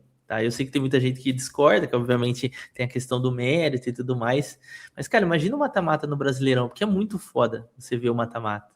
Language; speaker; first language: Portuguese; native; Portuguese